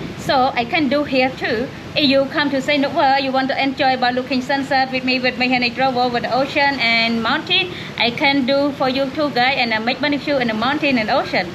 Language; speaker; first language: English; non-native, learner; Khmer